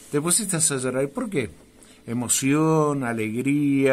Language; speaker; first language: Spanish; native; Spanish